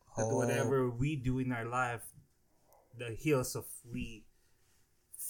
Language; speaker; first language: English; non-native, local second language; Filipino